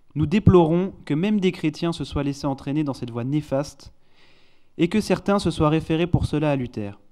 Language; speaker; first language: French; non-native, fluent; Hebrew